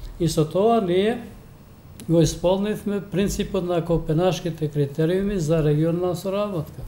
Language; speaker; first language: Macedonian; non-native, local second language; Albanian